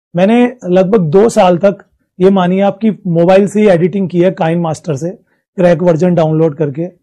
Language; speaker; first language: Hindi; native; Hindi